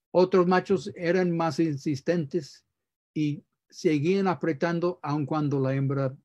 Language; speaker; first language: Spanish; non-native, fluent; English